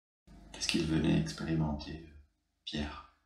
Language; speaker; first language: French; native; French